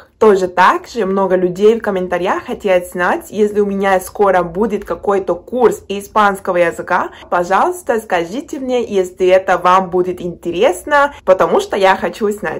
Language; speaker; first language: Russian; non-native, fluent; Spanish